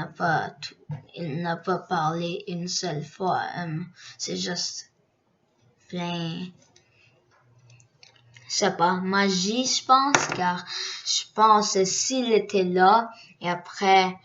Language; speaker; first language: French; early bilingual, other home language; Korean